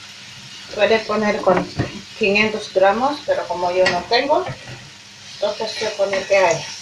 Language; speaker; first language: Spanish; non-native, learner; Indonesian